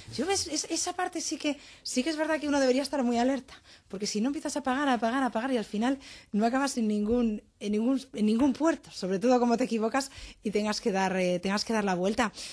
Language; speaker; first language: Spanish; native; Spanish